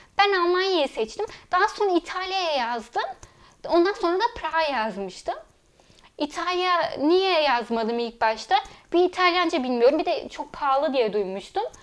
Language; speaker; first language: Turkish; early bilingual, heritage; Turkish